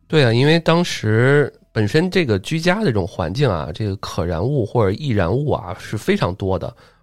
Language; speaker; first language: Chinese; native; Chinese